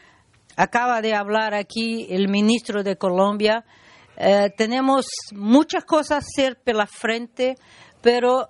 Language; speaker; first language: Spanish; non-native, learner; Portuguese